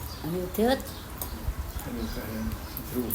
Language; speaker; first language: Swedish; non-native, learner; Thai